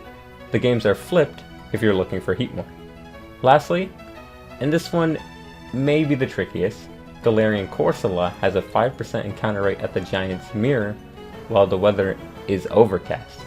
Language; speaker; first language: English; native; English